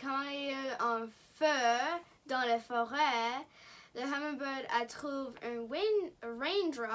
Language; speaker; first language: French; non-native, local second language; English